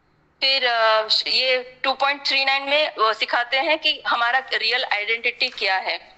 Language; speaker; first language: Hindi; native; Hindi